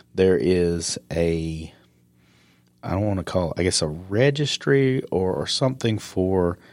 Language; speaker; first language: English; native; English